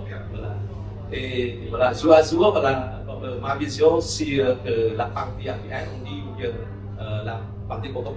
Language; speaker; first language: French; non-native, local second language; Khmer